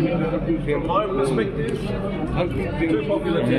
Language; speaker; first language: English; native; English